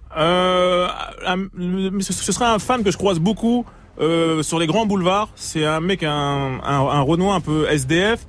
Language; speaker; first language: French; native; French